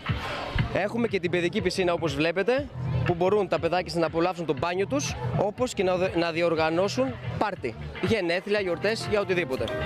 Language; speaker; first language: Greek; native; Greek